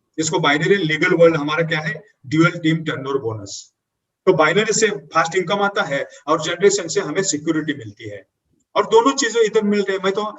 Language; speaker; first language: Hindi; non-native, local second language; Marathi